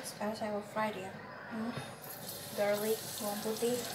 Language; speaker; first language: English; non-native, learner; Indonesian